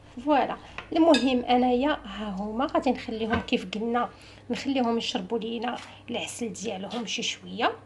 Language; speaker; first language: Arabic; native; Arabic